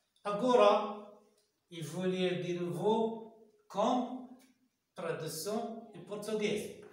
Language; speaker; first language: Portuguese; non-native, learner; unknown